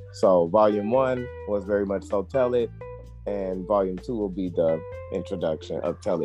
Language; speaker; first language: English; native; English